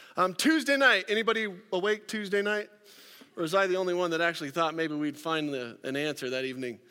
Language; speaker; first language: English; native; English